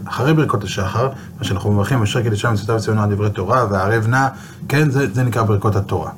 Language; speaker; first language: Hebrew; native; Hebrew